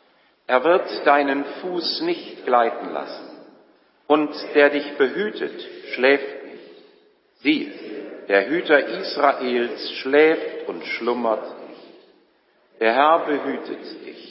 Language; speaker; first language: German; native; German